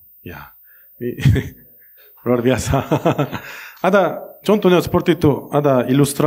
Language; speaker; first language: Indonesian; non-native, learner; Korean